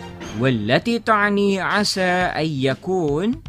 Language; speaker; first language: Arabic; non-native, fluent; Indonesian